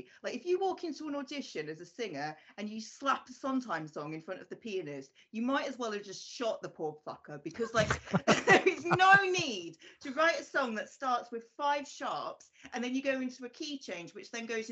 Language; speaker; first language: English; native; English